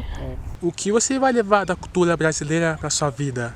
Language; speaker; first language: Portuguese; native; Portuguese